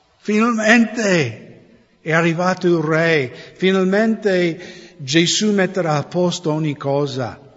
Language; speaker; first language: Italian; non-native, fluent; English